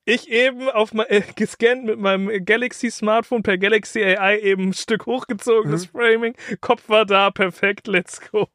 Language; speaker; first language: German; native; German